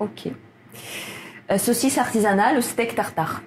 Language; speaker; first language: French; non-native, fluent; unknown